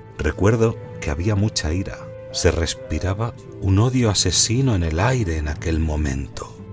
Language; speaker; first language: Spanish; non-native, fluent; English